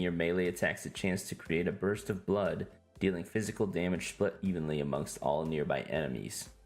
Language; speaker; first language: English; native; English